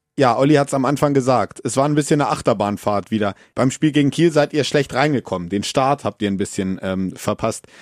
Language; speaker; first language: German; native; German